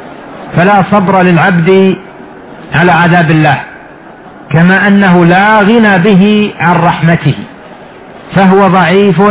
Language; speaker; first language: Arabic; native; Arabic